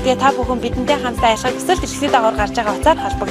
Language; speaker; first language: Mongolian; native; Mongolian